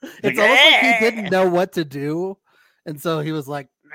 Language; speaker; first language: English; native; English